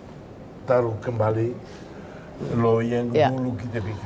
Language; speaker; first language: Indonesian; non-native, fluent; Tetum